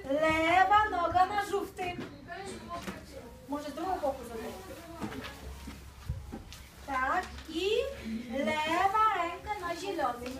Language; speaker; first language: Polish; non-native, learner; Ukrainian